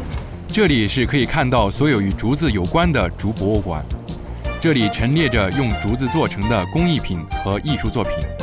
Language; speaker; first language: Chinese; native; Chinese